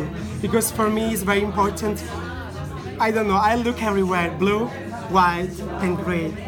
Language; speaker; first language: English; non-native, learner; Italian